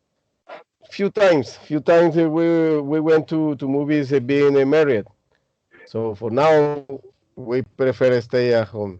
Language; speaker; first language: English; non-native, learner; Spanish